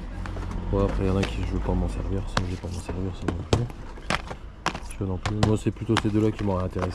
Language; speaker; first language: French; native; French